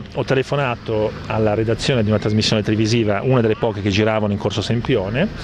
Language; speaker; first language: Italian; native; Italian